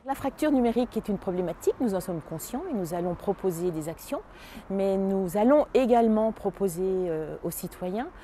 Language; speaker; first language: French; native; French